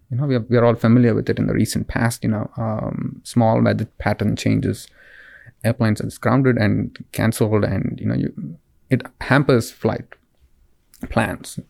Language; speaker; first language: English; non-native, local second language; Kannada